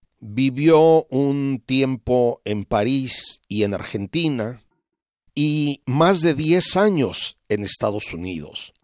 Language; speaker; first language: Spanish; native; Spanish